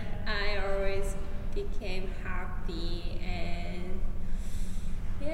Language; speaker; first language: English; non-native, learner; Japanese